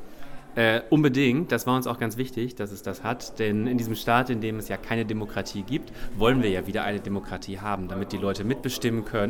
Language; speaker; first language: German; native; German